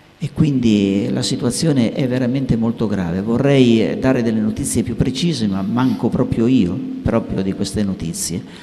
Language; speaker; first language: Italian; native; Italian